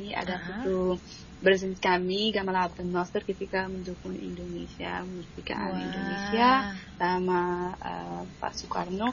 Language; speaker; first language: Indonesian; non-native, fluent; Arabic